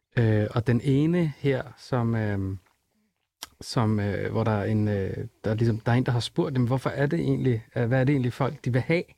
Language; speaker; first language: Danish; native; Danish